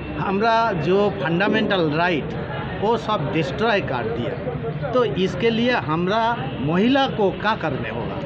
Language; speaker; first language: Hindi; non-native, local second language; Bangla